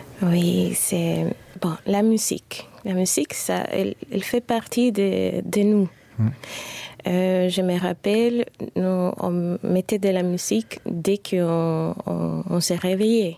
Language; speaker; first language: French; non-native, fluent; Spanish